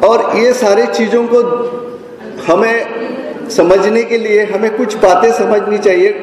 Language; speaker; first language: Hindi; non-native, local second language; Marathi